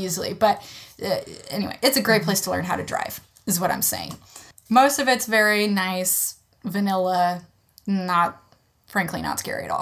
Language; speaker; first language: English; native; English